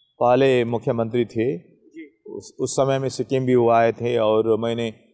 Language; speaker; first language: Hindi; non-native, local second language; Nepali